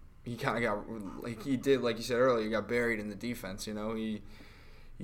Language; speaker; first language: English; native; English